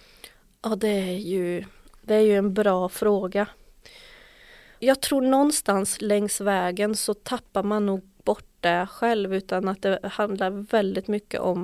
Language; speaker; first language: Swedish; native; Swedish